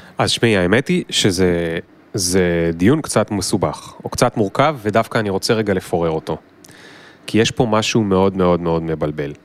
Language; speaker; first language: Hebrew; native; Hebrew